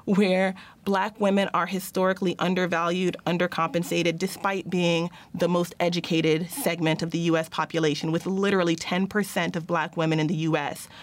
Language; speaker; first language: English; native; English